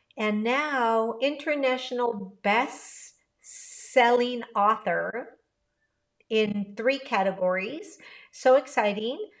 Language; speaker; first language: English; early bilingual, other home language; Spanish